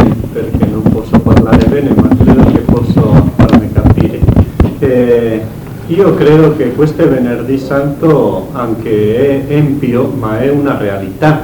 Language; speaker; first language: Italian; non-native, learner; Spanish